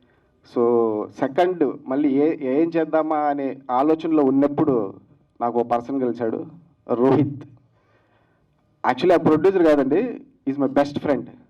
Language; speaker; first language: Telugu; native; Telugu